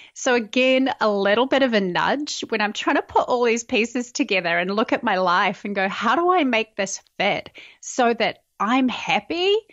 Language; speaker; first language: English; native; English